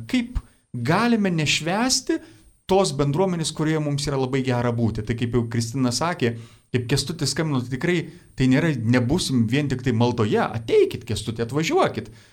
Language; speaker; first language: Lithuanian; native; Lithuanian